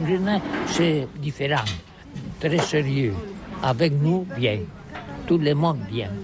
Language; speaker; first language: French; non-native, learner; Catalan